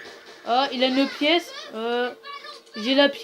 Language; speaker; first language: French; native; French